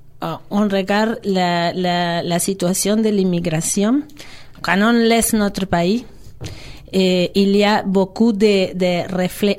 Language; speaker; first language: French; non-native, fluent; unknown